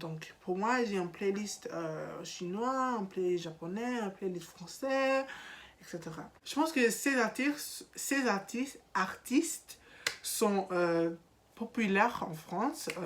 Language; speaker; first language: French; non-native, learner; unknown